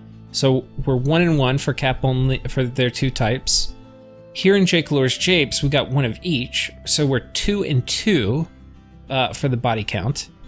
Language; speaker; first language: English; native; English